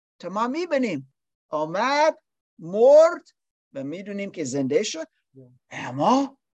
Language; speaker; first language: Persian; non-native, learner; English